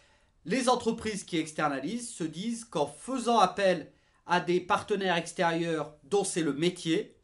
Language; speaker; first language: French; native; French